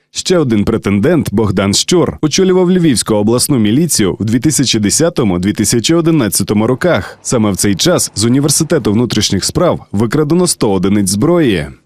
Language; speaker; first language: Ukrainian; native; Ukrainian